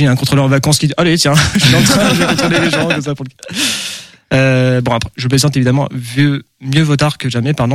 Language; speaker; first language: French; native; French